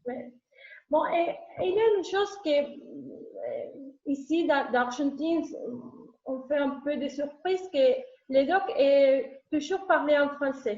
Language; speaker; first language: French; non-native, learner; Spanish